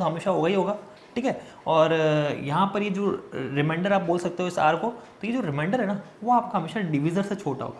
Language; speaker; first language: Hindi; native; Hindi